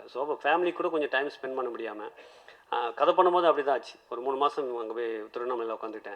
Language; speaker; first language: Tamil; native; Tamil